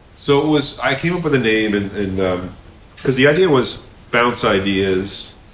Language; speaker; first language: English; native; English